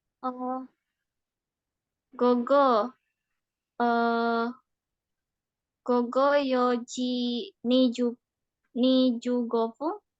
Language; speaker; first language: Japanese; non-native, learner; Indonesian